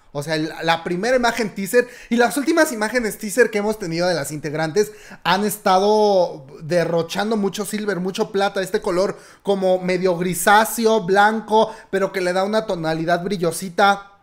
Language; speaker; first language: Spanish; native; Spanish